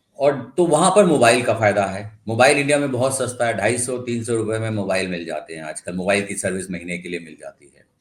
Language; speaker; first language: Hindi; non-native, local second language; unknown